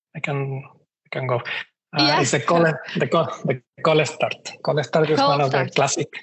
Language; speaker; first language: English; non-native, fluent; Spanish